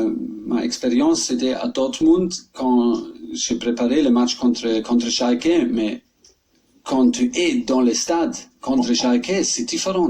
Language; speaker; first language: French; non-native, learner; German